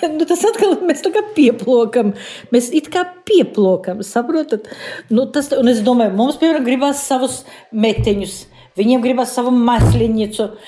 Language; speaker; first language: Latvian; native; Latvian